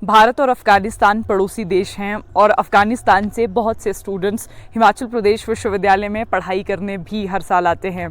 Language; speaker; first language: Hindi; native; Hindi